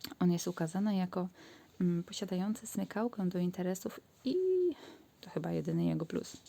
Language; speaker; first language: Polish; native; Polish